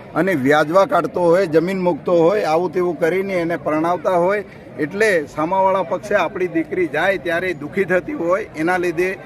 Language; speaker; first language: Gujarati; non-native, local second language; Bhili